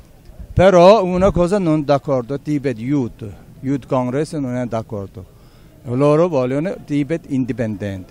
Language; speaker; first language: Italian; non-native, learner; Tibetan